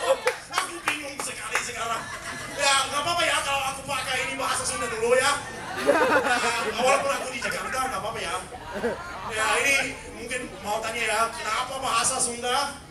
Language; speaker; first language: Indonesian; non-native, fluent; English